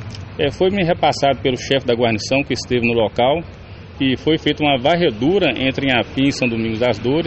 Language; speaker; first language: Portuguese; native; Portuguese